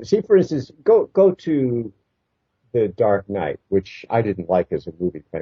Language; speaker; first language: English; native; English